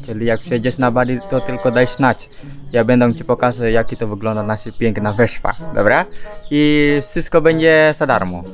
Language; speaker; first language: Polish; non-native, learner; Indonesian